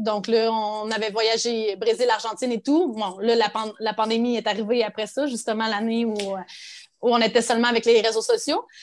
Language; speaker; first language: French; native; French